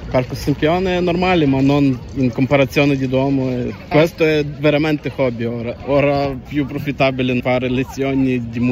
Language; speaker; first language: Italian; non-native, learner; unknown